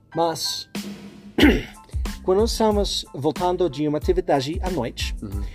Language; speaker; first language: Portuguese; non-native, learner; English